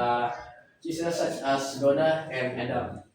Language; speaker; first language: English; non-native, learner; Indonesian